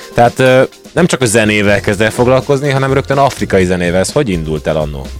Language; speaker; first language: Hungarian; early bilingual, other home language; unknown